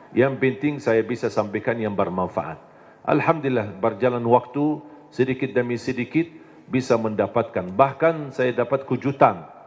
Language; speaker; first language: Indonesian; non-native, fluent; Arabic